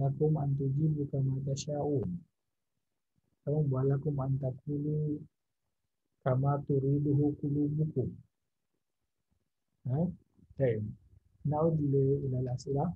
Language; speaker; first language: Arabic; non-native, fluent; Indonesian